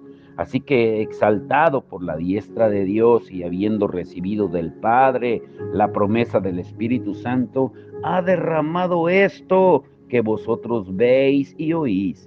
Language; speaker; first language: Spanish; native; Spanish